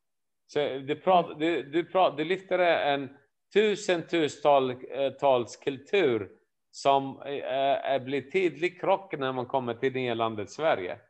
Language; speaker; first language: Swedish; non-native, fluent; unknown